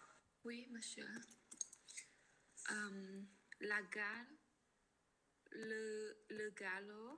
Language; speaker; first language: French; non-native, learner; Khmer